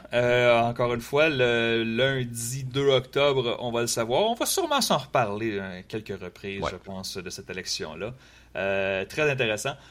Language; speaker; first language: French; native; French